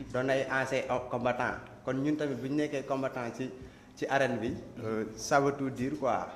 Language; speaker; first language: Wolof; native; Wolof